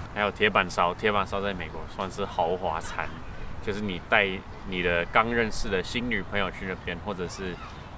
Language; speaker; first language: Chinese; early bilingual, heritage; English